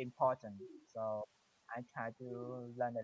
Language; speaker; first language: English; non-native, learner; Vietnamese